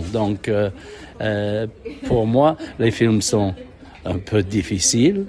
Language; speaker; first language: French; non-native, fluent; English